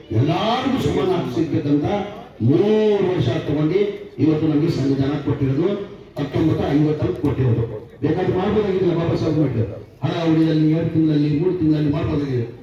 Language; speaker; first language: Kannada; non-native, local second language; Urdu